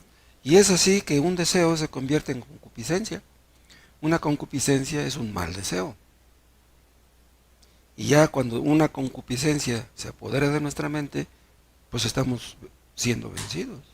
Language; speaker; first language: Spanish; native; Spanish